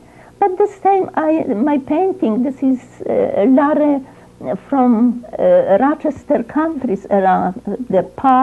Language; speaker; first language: English; non-native, learner; Ukrainian